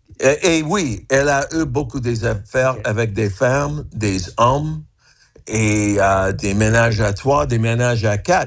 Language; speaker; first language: French; non-native, fluent; English